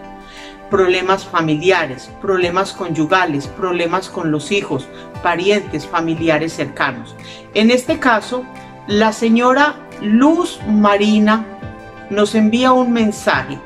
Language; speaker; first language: Spanish; native; Spanish